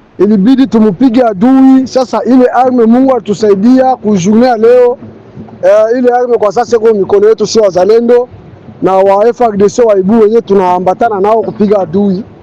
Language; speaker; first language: Swahili; native; Swahili